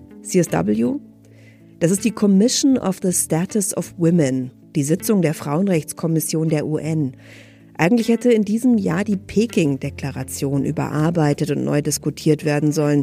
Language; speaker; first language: German; native; German